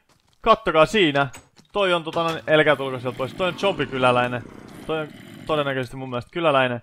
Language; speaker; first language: Finnish; native; Finnish